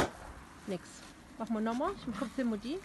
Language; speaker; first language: German; native; German